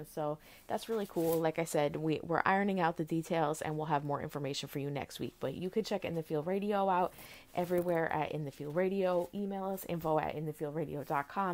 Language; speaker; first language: English; native; English